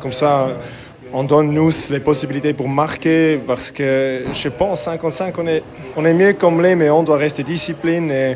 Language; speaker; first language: French; non-native, learner; English